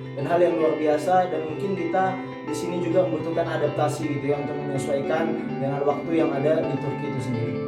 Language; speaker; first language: Indonesian; native; Indonesian